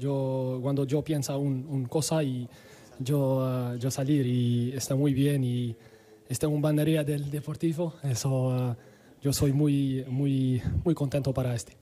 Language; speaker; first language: Spanish; non-native, learner; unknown